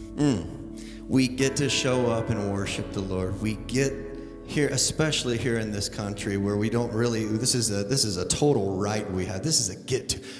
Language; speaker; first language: English; native; English